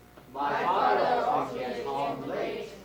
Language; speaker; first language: English; non-native, learner; Japanese